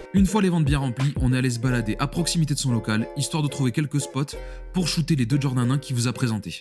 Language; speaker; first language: French; native; French